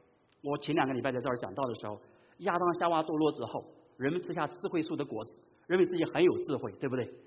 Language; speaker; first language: Chinese; native; Chinese